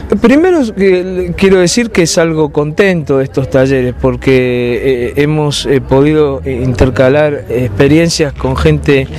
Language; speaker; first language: Spanish; native; Spanish